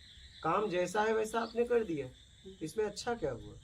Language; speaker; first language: Hindi; native; Hindi